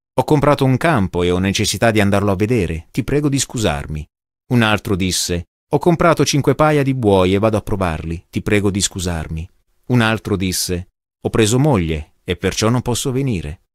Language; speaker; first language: Italian; non-native, fluent; English